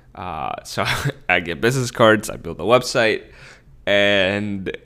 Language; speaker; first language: English; early bilingual, other home language; Spanish